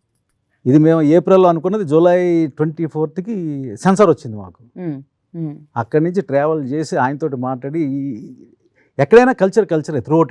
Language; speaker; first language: Telugu; native; Telugu